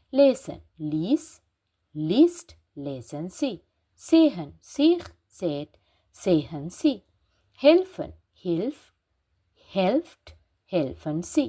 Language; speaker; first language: German; non-native, fluent; Sinhala